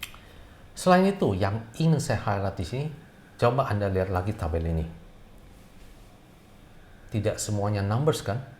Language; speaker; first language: Indonesian; native; Indonesian